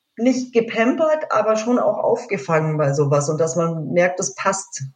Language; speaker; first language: German; native; German